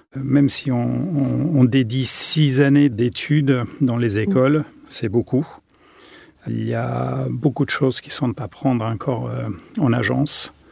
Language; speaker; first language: French; non-native, fluent; German